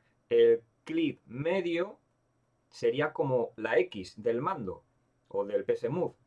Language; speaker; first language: Spanish; native; Spanish